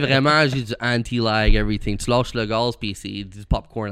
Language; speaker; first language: French; early bilingual, heritage; French